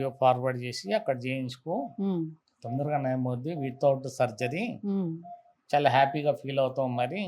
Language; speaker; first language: Telugu; native; Telugu